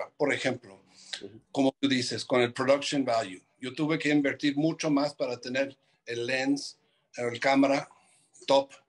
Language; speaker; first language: Spanish; non-native, fluent; English